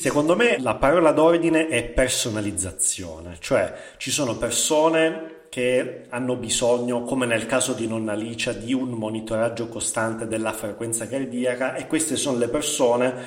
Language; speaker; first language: Italian; native; Italian